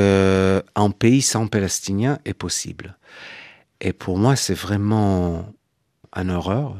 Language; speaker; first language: French; non-native, fluent; Hebrew